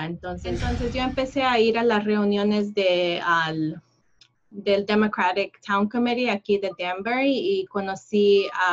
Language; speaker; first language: Spanish; early bilingual, heritage; Spanish